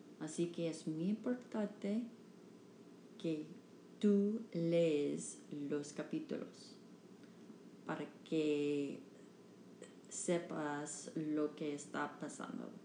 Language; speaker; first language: Spanish; non-native, learner; English